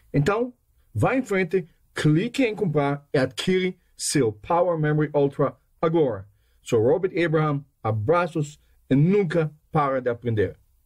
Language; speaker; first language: Portuguese; non-native, fluent; Hebrew